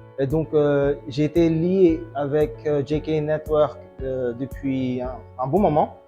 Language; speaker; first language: French; early bilingual, other home language; Filipino